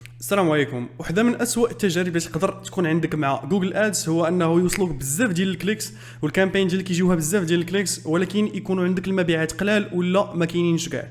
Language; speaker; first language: Arabic; native; Arabic